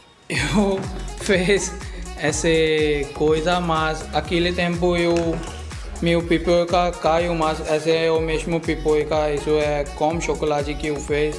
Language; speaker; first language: Portuguese; non-native, learner; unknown